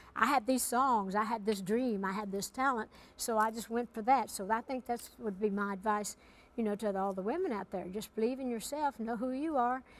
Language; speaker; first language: English; native; English